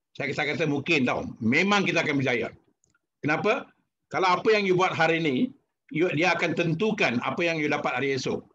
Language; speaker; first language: Malay; non-native, local second language; Tamil